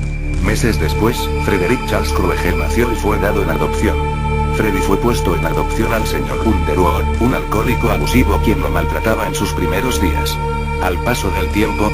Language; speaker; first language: Spanish; native; Spanish